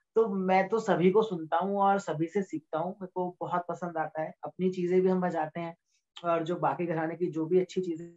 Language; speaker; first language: Hindi; native; Hindi